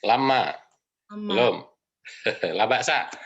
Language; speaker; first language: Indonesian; native; Indonesian